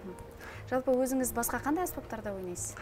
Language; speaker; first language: Kazakh; native; Kazakh